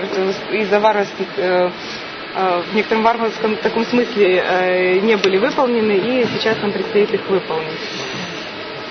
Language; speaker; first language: Russian; native; Russian